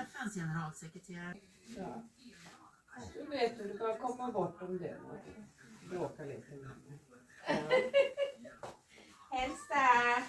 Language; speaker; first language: Swedish; non-native, learner; Thai